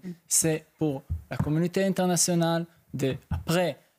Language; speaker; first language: French; non-native, fluent; Hebrew